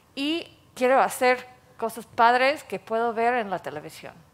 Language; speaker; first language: Spanish; non-native, fluent; English